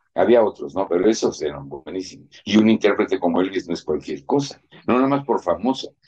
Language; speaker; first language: Spanish; native; Spanish